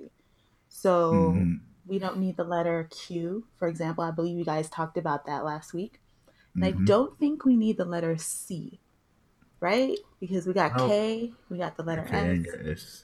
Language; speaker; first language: English; early bilingual, other home language; Yoruba